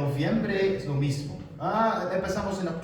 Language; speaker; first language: Spanish; non-native, learner; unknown